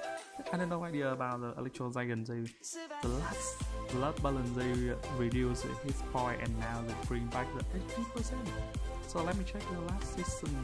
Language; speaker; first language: English; non-native, learner; Vietnamese